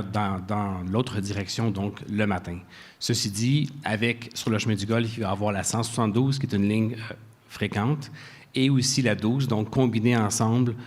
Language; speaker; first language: French; native; French